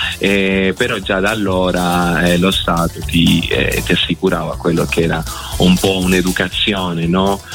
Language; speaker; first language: Italian; early bilingual, other home language; Spanish